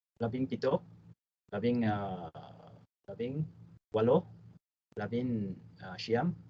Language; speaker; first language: Filipino; non-native, learner; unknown